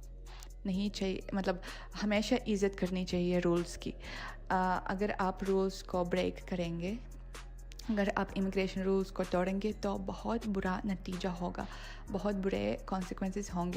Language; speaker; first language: Hindi; non-native, fluent; Russian